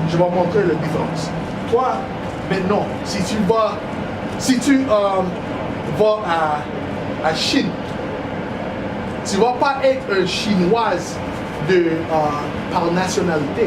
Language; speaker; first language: French; non-native, learner; English